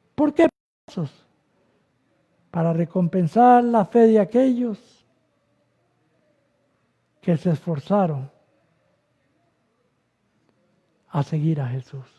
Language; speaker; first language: Spanish; native; Spanish